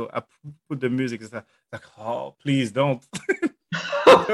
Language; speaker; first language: English; non-native, fluent; French